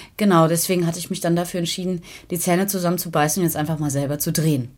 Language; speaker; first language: German; native; German